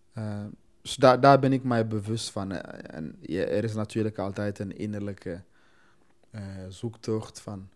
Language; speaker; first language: Dutch; non-native, fluent; Swahili